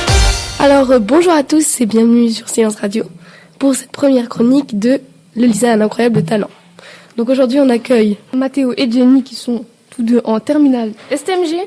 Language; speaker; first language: French; native; French